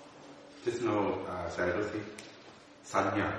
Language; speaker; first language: English; non-native, learner; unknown